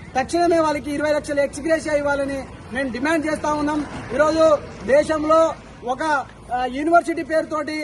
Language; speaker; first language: Telugu; native; Telugu